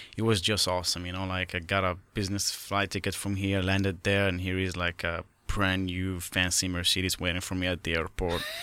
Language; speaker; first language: English; non-native, fluent; Arabic